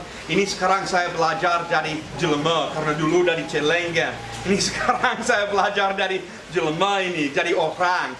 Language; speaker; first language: Indonesian; non-native, fluent; Spanish